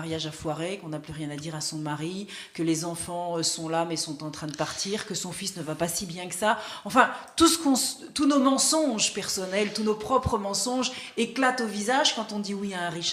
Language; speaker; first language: French; native; French